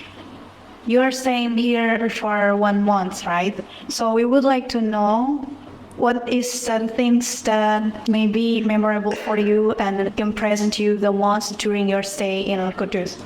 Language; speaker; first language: English; non-native, fluent; Indonesian